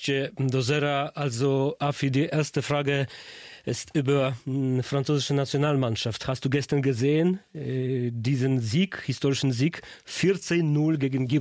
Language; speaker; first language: German; non-native, learner; Polish